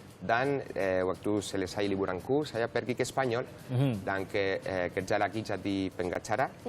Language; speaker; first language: Indonesian; non-native, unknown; Spanish